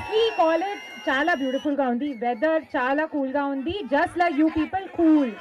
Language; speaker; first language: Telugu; non-native, learner; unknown